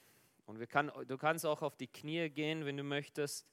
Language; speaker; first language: German; non-native, fluent; Afrikaans